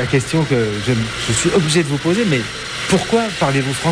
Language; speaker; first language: French; native; French